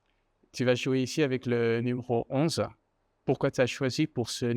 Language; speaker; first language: French; non-native, fluent; Dutch